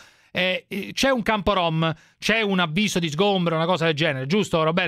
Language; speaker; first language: Italian; native; Italian